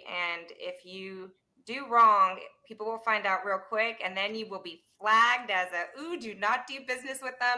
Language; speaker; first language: English; native; English